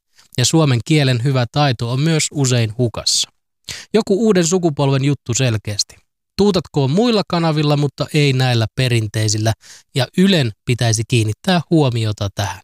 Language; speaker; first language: Finnish; native; Finnish